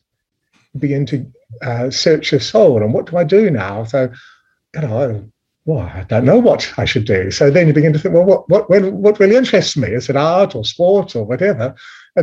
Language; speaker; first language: English; native; English